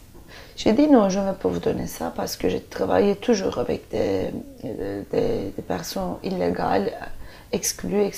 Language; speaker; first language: French; non-native, fluent; Turkish